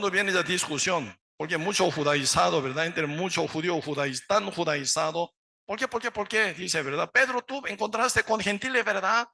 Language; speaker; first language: Spanish; non-native, learner; Korean